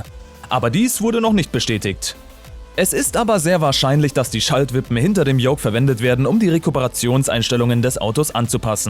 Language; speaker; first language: German; native; German